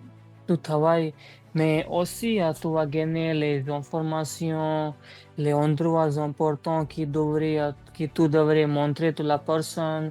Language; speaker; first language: French; non-native, learner; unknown